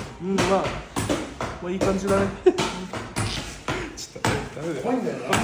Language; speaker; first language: Japanese; native; Japanese